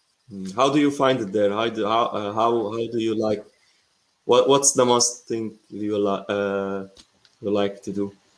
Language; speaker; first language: English; non-native, fluent; Arabic